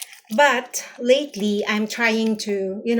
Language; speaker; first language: English; non-native, local second language; Filipino